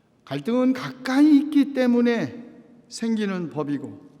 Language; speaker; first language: Korean; native; Korean